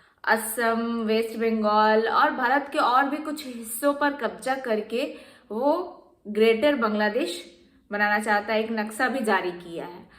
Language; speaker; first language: Hindi; native; Hindi